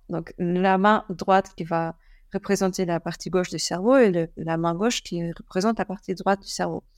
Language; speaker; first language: French; early bilingual, other home language; German